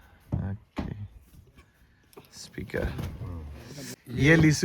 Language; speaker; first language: Hindi; non-native, local second language; Khasi